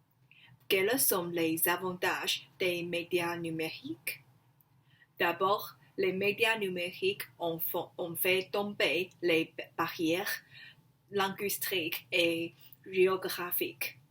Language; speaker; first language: French; non-native, learner; Chinese